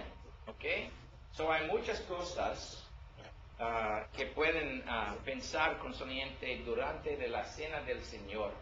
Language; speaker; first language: Spanish; non-native, learner; English